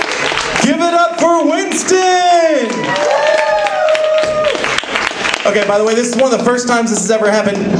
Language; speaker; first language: English; native; English